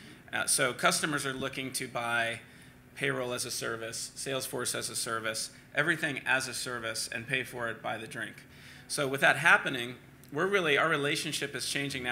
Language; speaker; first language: English; native; English